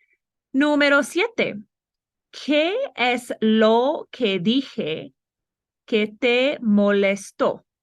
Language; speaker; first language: Spanish; non-native, fluent; English